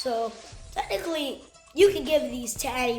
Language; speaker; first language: English; native; English